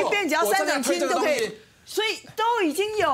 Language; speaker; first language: Chinese; native; Chinese